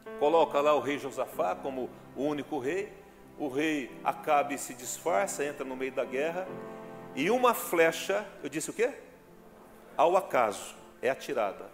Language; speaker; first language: Portuguese; native; Portuguese